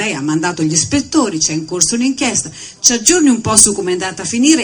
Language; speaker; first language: Italian; native; Italian